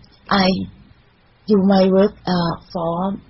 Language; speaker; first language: English; non-native, learner; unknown